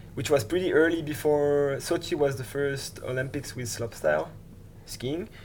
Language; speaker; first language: English; non-native, fluent; French